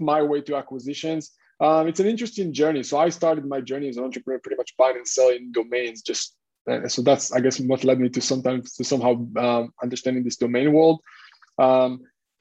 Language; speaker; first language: English; non-native, fluent; Hebrew